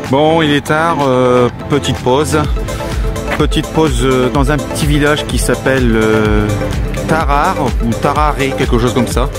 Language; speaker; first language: French; native; French